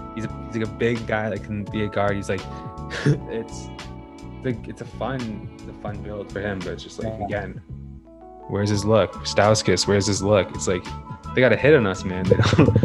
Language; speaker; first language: English; native; English